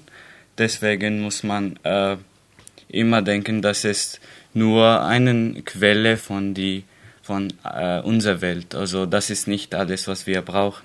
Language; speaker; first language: German; non-native, learner; Arabic